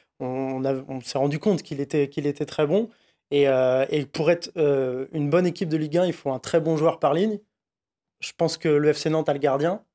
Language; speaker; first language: French; native; French